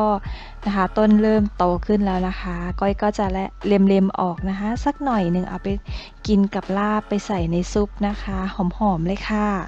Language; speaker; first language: Thai; native; Thai